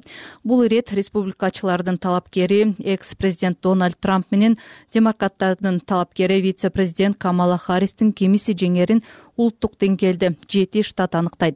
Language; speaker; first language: Kyrgyz; native; Kyrgyz